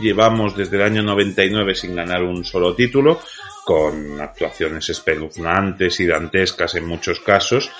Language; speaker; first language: Spanish; native; Spanish